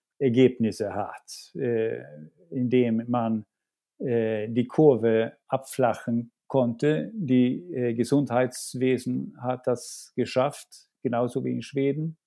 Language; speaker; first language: German; non-native, fluent; Swedish